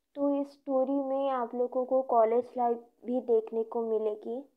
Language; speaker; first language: Hindi; non-native, local second language; Odia